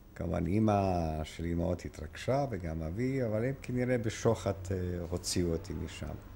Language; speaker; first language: Hebrew; non-native, fluent; Polish